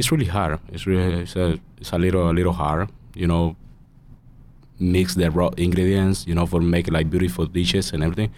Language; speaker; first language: English; non-native, learner; Spanish